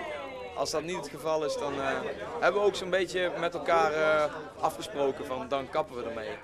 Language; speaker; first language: Dutch; native; Dutch